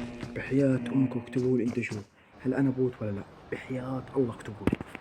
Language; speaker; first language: Arabic; native; Arabic